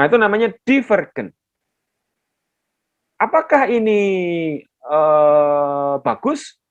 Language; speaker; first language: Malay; non-native, local second language; Javanese